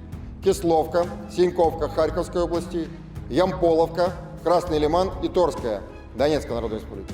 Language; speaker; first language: Russian; native; Russian